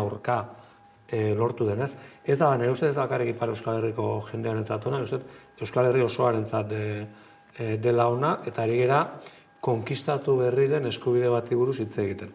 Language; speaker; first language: Basque; native; Basque